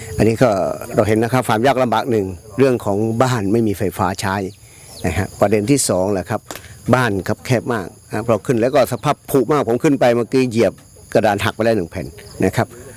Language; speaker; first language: Thai; non-native, local second language; Pattani Malay